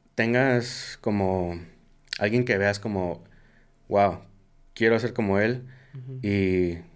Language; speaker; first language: Spanish; early bilingual, heritage; Spanish